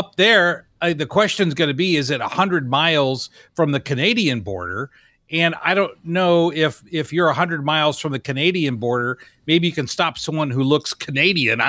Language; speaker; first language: English; native; English